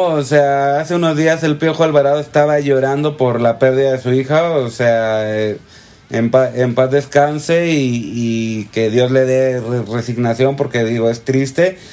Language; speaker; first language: Spanish; native; Spanish